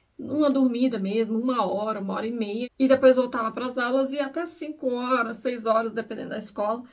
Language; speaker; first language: Portuguese; early bilingual, heritage; Portuguese